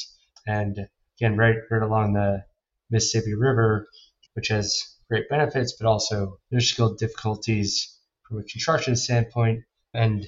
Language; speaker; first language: English; native; English